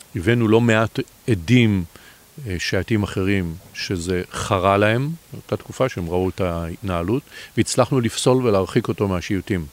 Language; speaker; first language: Hebrew; native; Hebrew